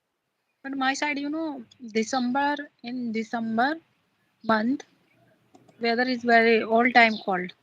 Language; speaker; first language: English; non-native, learner; Hindi